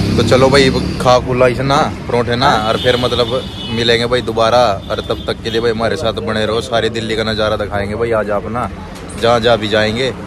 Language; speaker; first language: Hindi; native; Hindi